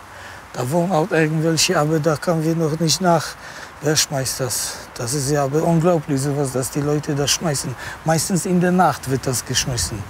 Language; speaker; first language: German; non-native, fluent; Polish